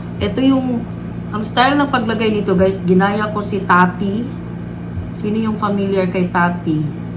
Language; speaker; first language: Filipino; non-native, local second language; Cebuano